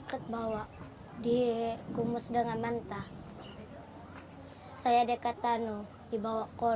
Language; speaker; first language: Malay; early bilingual, other home language; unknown